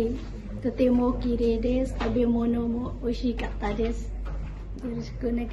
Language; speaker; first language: Japanese; non-native, learner; Khasi